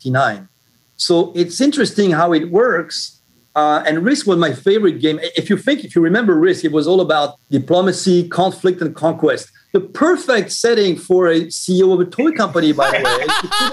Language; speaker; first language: English; non-native, fluent; French